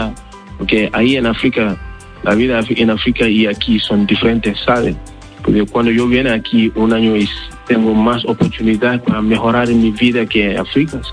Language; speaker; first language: Spanish; non-native, learner; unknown